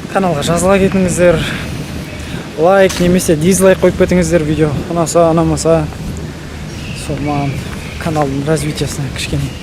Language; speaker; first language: Kazakh; non-native, local second language; Russian